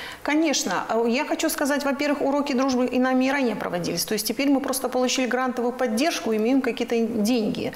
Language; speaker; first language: Russian; native; Russian